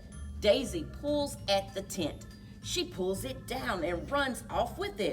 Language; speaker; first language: English; native; English